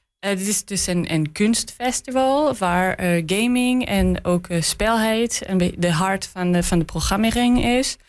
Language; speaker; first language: Dutch; non-native, learner; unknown